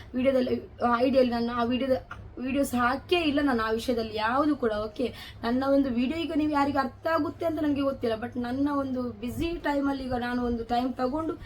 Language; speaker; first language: Kannada; non-native, local second language; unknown